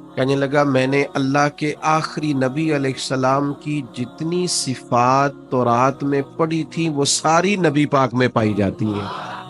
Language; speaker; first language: Urdu; non-native, local second language; Punjabi